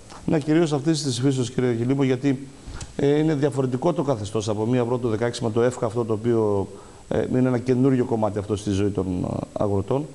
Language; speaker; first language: Greek; native; Greek